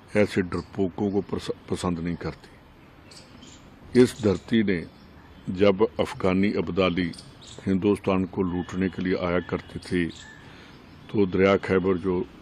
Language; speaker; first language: Hindi; non-native, local second language; Punjabi